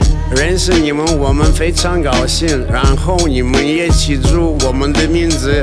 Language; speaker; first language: Chinese; non-native, learner; Russian